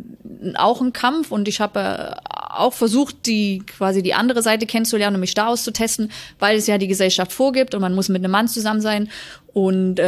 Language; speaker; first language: German; native; German